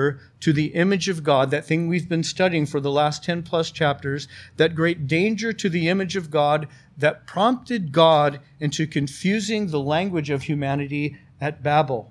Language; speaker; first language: English; native; English